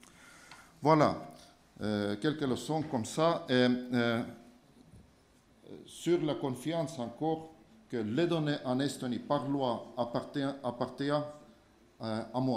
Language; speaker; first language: French; non-native, fluent; Estonian